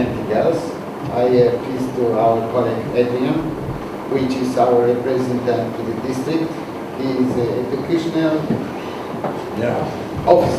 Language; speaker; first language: English; non-native, learner; Romanian